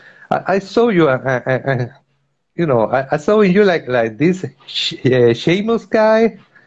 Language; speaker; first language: English; non-native, fluent; Spanish